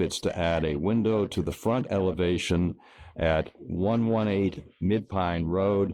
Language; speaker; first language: English; native; English